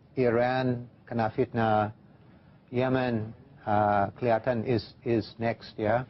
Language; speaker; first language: Indonesian; non-native, fluent; English